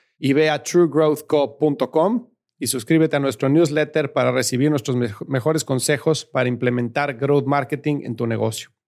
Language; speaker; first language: Spanish; native; Spanish